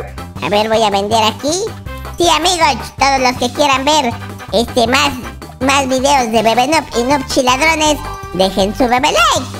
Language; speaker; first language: Spanish; native; Spanish